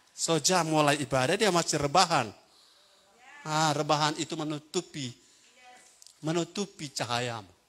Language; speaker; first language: Indonesian; native; Indonesian